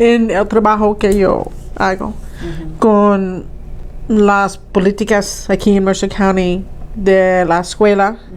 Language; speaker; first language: Spanish; early bilingual, heritage; Spanish